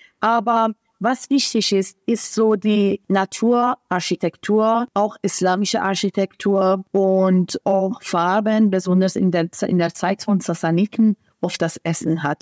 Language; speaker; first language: German; non-native, fluent; Persian